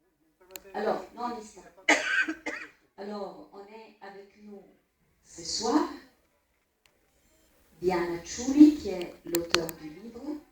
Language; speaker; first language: French; non-native, fluent; Italian